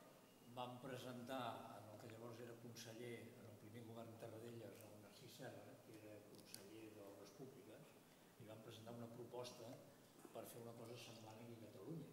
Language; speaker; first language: Catalan; native; Catalan